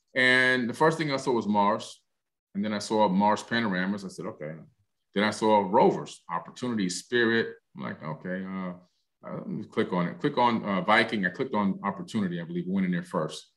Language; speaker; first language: English; native; English